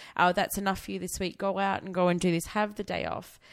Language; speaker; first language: English; native; English